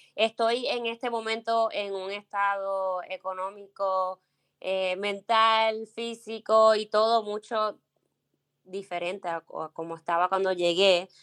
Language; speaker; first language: Spanish; native; Spanish